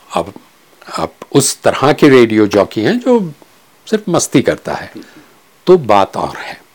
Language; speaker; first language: Hindi; non-native, local second language; Kachhi